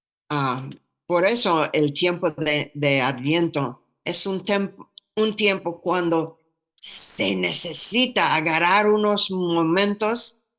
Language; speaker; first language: Spanish; non-native, fluent; English